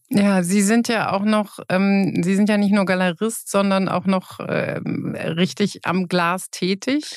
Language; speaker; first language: German; native; German